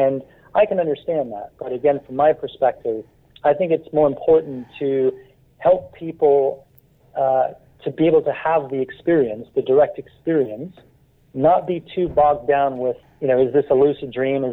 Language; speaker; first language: English; native; English